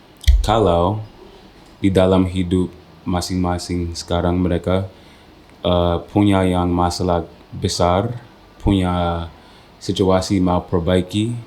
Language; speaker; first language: Indonesian; non-native, fluent; English